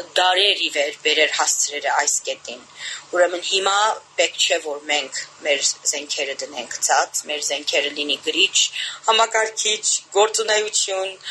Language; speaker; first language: Armenian; early bilingual, heritage; Armenian